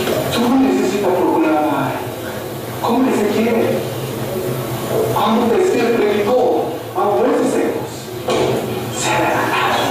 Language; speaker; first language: Spanish; non-native, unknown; Korean